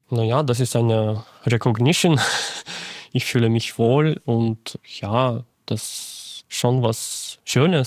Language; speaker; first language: German; non-native, fluent; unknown